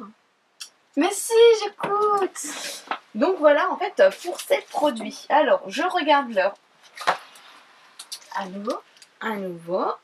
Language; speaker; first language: French; native; French